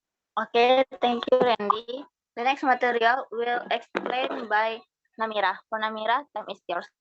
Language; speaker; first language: English; non-native, learner; Indonesian